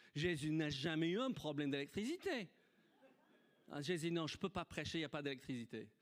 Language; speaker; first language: French; non-native, fluent; English